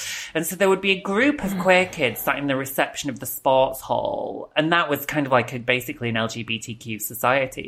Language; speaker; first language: English; native; English